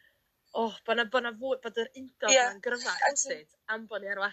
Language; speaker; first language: Welsh; native; Welsh